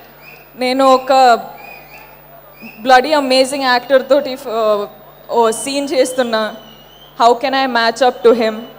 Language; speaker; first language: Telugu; non-native, local second language; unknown